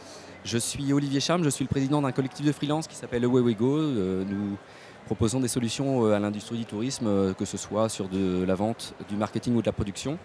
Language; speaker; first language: French; native; French